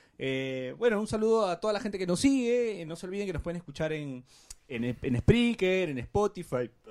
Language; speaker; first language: Spanish; native; Spanish